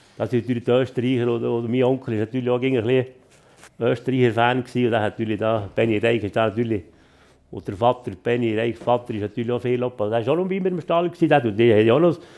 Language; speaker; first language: German; native; German